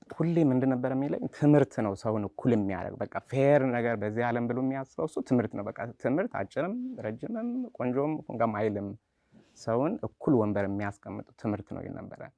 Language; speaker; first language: Amharic; non-native, local second language; Sebat Bet Gurage